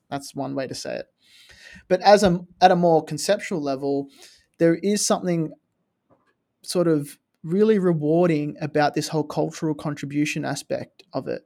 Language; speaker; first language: English; native; English